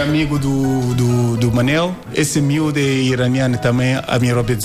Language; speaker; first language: Portuguese; non-native, learner; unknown